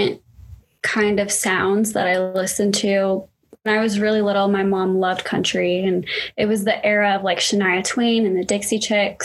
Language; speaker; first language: English; native; English